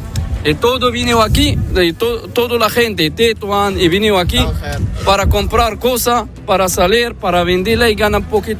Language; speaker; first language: Spanish; non-native, learner; Arabic